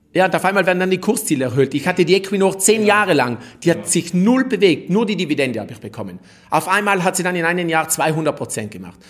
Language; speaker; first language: German; native; German